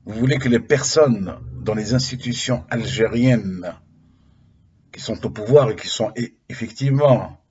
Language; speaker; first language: French; non-native, local second language; Arabic